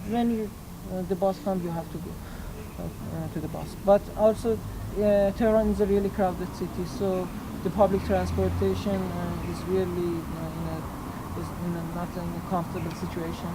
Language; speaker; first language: English; non-native, learner; Persian